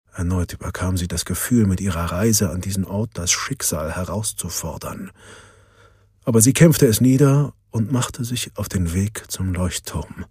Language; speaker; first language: German; native; German